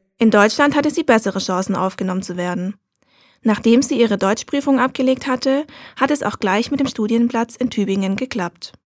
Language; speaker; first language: German; native; German